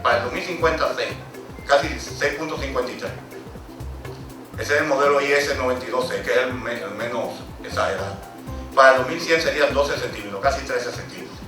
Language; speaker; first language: Spanish; native; Spanish